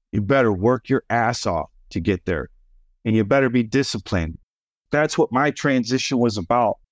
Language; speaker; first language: English; native; English